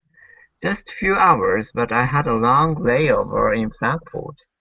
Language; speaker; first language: English; non-native, learner; Japanese